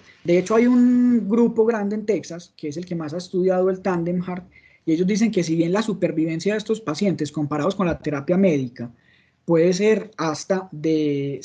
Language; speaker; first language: Spanish; native; Spanish